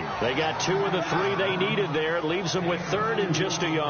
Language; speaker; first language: English; native; English